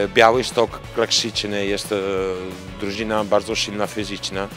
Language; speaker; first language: Polish; non-native, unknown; Italian